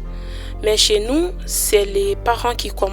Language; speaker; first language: French; non-native, fluent; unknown